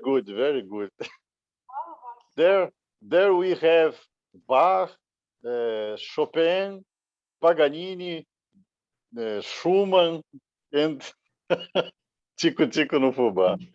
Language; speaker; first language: English; non-native, learner; Portuguese